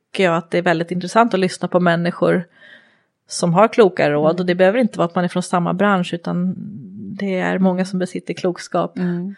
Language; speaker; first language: Swedish; native; Swedish